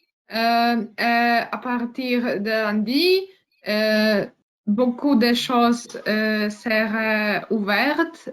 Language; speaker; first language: French; non-native, learner; Polish